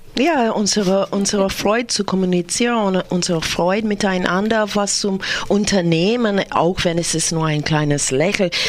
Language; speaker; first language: German; non-native, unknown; English